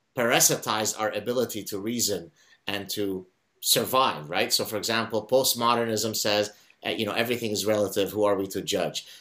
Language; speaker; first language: English; non-native, fluent; Arabic